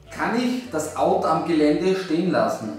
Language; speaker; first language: German; native; German